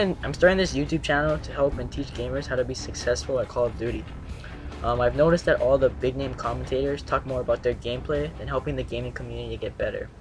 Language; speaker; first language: English; native; English